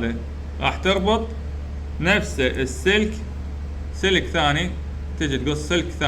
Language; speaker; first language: Arabic; native; Arabic